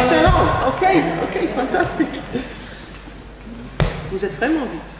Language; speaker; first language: French; non-native, learner; English